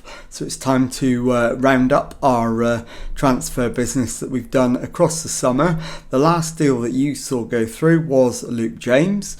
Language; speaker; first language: English; native; English